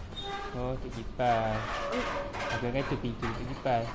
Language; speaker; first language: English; non-native, local second language; Malay